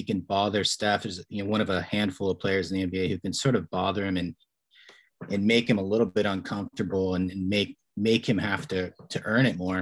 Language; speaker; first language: English; native; English